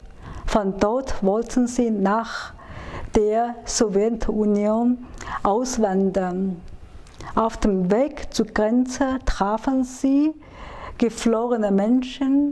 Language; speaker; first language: German; non-native, fluent; Chinese